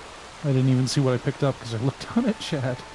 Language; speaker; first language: English; native; English